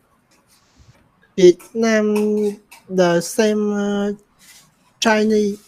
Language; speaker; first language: English; non-native, learner; Vietnamese